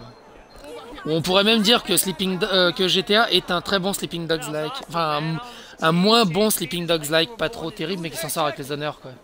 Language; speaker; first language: French; native; French